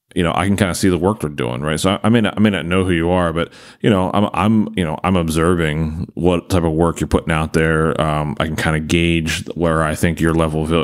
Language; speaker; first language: English; native; English